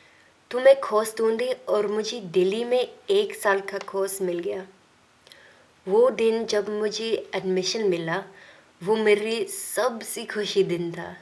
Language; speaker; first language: Hindi; non-native, learner; English